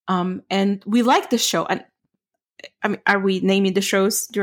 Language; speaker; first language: English; non-native, fluent; Ukrainian